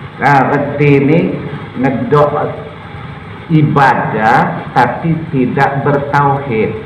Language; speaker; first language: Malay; non-native, local second language; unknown